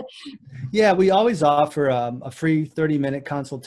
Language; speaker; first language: English; native; English